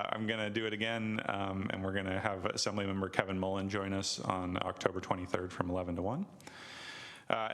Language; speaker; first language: English; native; English